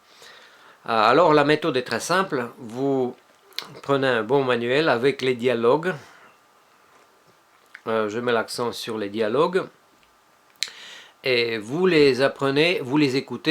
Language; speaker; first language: French; non-native, fluent; Russian